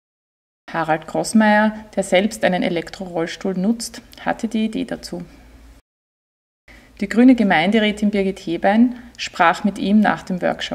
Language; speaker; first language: German; native; German